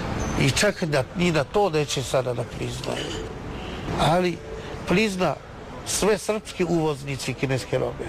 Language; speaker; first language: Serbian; non-native, learner; Chinese